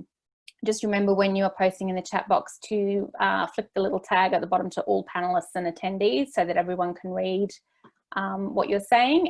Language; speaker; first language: English; native; English